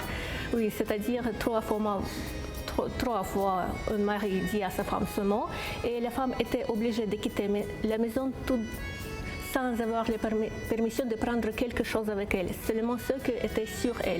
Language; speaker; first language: French; non-native, fluent; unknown